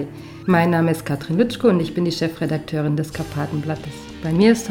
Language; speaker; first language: German; native; German